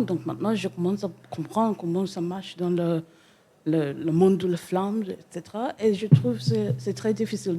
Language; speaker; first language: French; non-native, learner; English